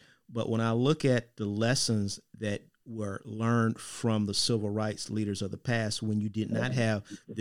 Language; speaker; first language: English; native; English